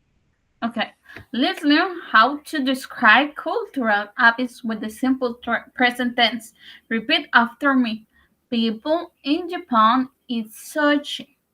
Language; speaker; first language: English; non-native, learner; Spanish